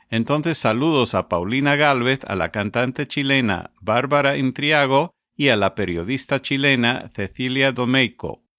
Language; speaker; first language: Spanish; non-native, fluent; English